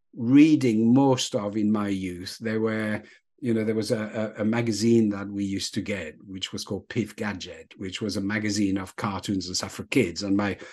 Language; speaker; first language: English; non-native, fluent; French